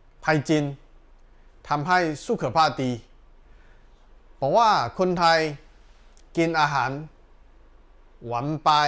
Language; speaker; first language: Thai; non-native, learner; Chinese